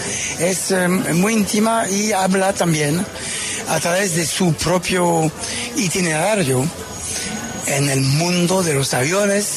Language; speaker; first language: Spanish; non-native, fluent; French